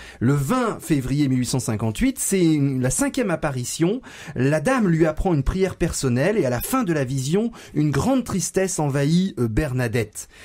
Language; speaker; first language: French; native; French